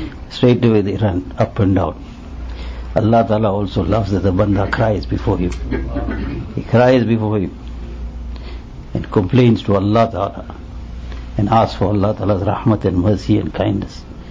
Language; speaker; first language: English; native; English